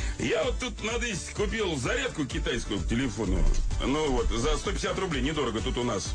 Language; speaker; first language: Russian; native; Russian